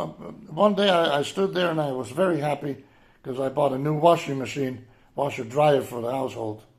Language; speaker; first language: English; non-native, fluent; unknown